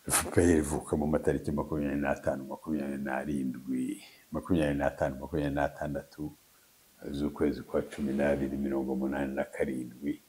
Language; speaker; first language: Kinyarwanda; early bilingual, heritage; Kinyarwanda